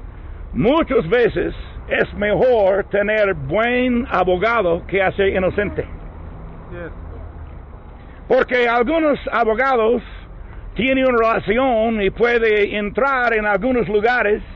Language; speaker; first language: Spanish; non-native, learner; English